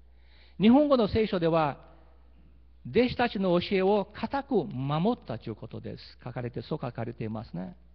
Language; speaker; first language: Japanese; early bilingual, heritage; Portuguese